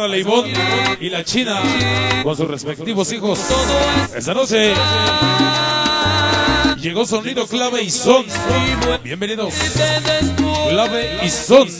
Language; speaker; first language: Spanish; native; Spanish